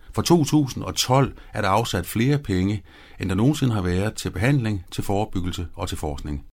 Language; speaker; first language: Danish; native; Danish